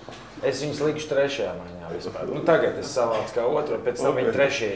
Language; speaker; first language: Latvian; native; Latvian